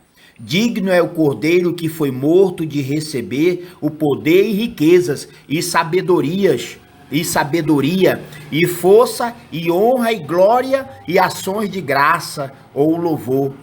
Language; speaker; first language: Portuguese; native; Portuguese